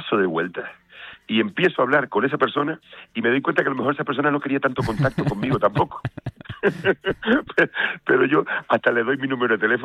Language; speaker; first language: Spanish; native; Spanish